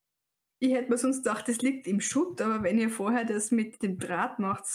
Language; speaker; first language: German; native; German